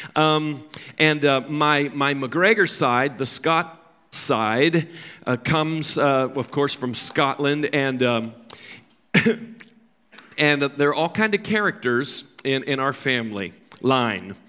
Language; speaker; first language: English; native; English